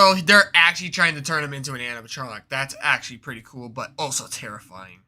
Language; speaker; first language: English; native; English